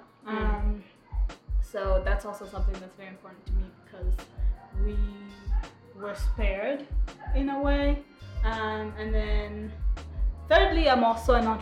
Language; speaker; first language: English; non-native, local second language; Kinyarwanda